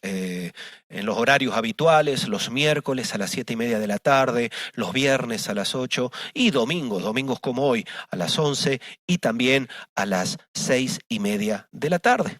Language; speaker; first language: Spanish; native; Spanish